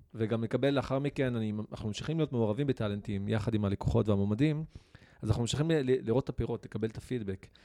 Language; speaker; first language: Hebrew; non-native, local second language; Arabic